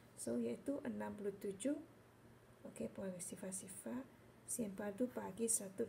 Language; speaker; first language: Malay; non-native, local second language; Chinese